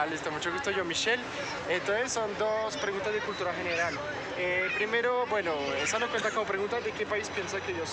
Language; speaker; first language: Spanish; non-native, fluent; French